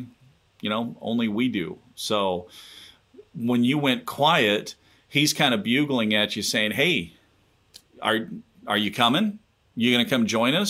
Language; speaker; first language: English; native; English